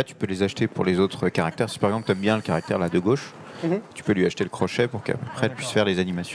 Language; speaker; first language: French; native; French